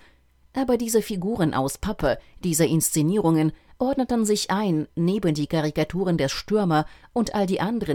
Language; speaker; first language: German; native; German